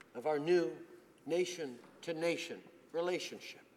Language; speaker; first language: English; early bilingual, other home language; French